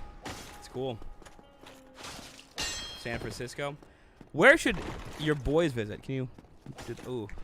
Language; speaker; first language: English; native; English